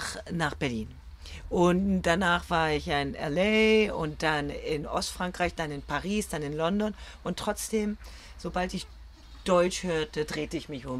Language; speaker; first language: German; early bilingual, other home language; French